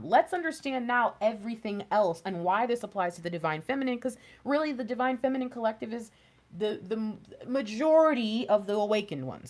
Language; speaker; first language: English; native; English